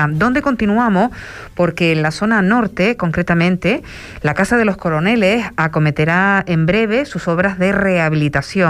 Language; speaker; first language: Spanish; native; Spanish